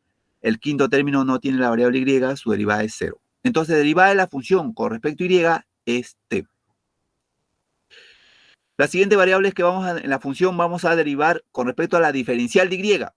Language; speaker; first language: Spanish; native; Spanish